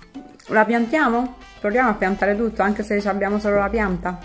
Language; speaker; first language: Italian; non-native, fluent; Spanish